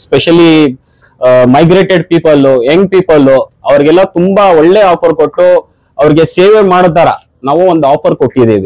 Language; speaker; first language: Kannada; non-native, local second language; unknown